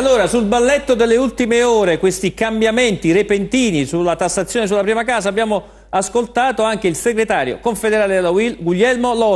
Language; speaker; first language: Italian; native; Italian